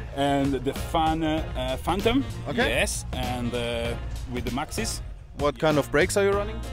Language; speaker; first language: English; non-native, learner; Italian